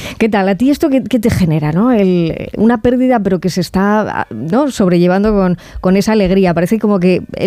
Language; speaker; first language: Spanish; native; Spanish